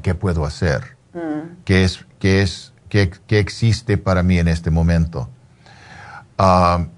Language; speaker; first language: Spanish; early bilingual, heritage; Spanish